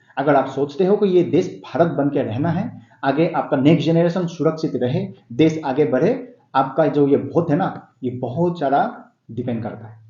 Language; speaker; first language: Hindi; non-native, local second language; Assamese